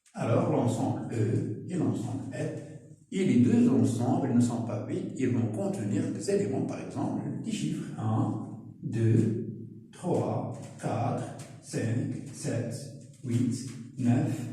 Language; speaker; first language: French; non-native, local second language; Arabic